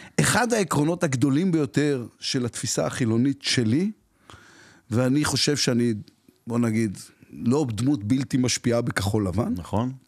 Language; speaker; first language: Hebrew; native; Hebrew